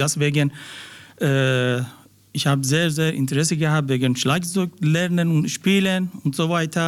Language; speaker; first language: German; non-native, learner; Persian